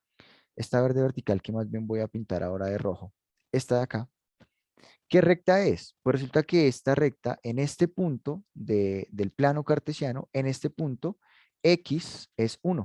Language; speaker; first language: Spanish; native; Spanish